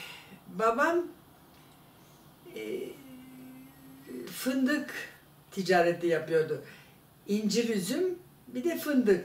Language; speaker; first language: Turkish; non-native, fluent; German